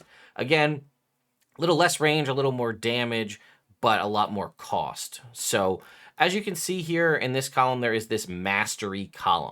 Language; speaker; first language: English; native; English